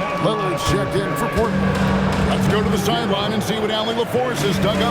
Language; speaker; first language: English; native; English